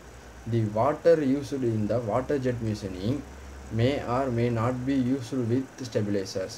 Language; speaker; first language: English; non-native, local second language; Tamil